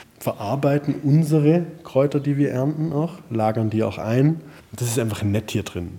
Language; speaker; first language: German; native; German